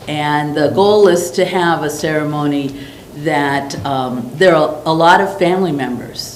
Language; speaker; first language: English; native; English